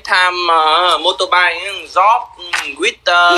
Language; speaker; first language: English; non-native, learner; Vietnamese